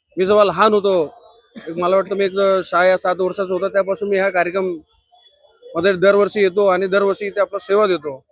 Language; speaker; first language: Marathi; non-native, local second language; Hindi